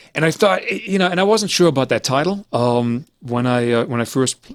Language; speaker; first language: English; early bilingual, other home language; German